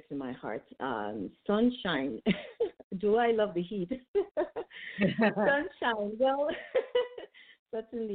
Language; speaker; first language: English; non-native, local second language; Yoruba